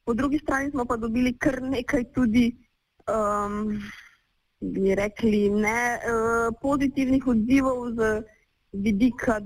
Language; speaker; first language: Slovenian; native; Slovenian